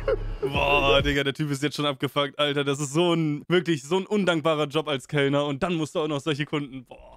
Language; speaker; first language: German; native; German